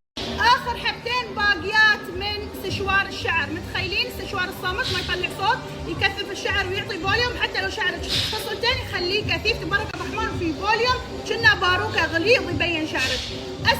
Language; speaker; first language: Arabic; native; Arabic